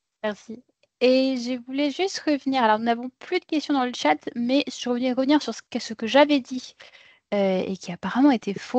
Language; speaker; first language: French; native; French